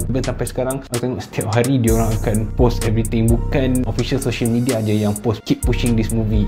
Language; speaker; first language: Malay; native; Malay